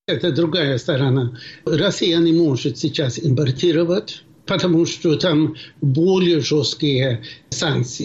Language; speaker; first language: Russian; non-native, fluent; Swedish